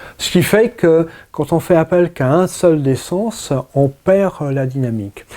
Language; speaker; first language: French; early bilingual, other home language; English